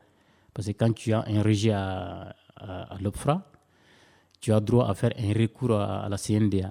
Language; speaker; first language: French; non-native, local second language; Bambara